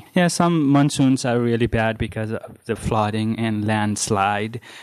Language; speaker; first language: English; non-native, fluent; Nepali